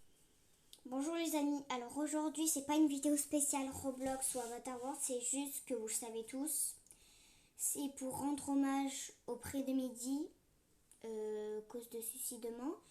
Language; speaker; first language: French; native; French